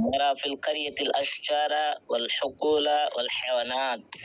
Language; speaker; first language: Arabic; non-native, learner; Bangla